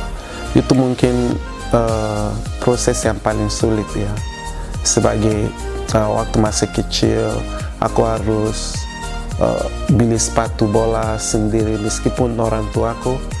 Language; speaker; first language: Indonesian; non-native, fluent; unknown